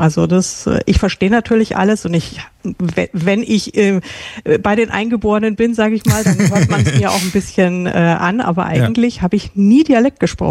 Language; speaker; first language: German; native; German